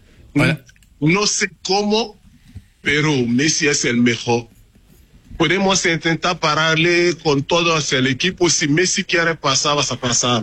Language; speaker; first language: Spanish; non-native, learner; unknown